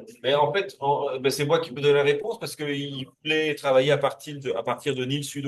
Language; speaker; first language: French; native; French